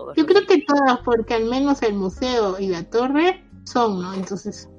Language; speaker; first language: Spanish; native; Spanish